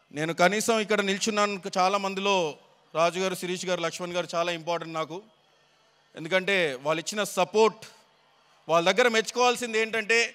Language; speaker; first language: Telugu; native; Telugu